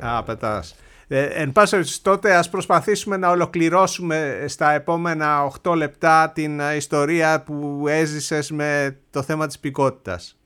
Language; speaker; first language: Greek; native; Greek